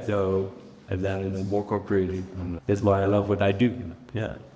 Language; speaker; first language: English; non-native, fluent; Dutch